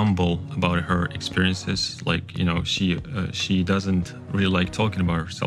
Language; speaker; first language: English; non-native, fluent; Kazakh